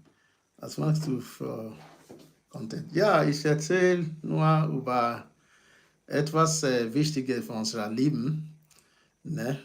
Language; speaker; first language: German; non-native, fluent; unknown